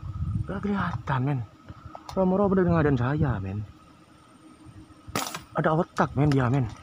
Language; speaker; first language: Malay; non-native, local second language; Javanese